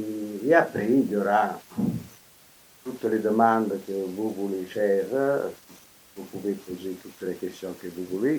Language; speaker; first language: French; non-native, fluent; Italian